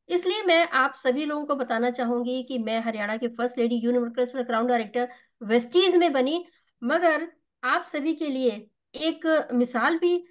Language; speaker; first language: Hindi; native; Hindi